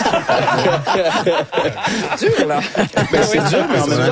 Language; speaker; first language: French; early bilingual, other home language; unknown